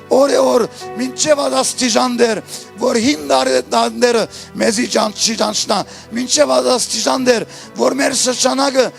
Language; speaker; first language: Armenian; early bilingual, heritage; Armenian